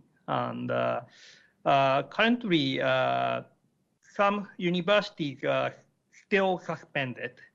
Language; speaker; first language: English; non-native, learner; Japanese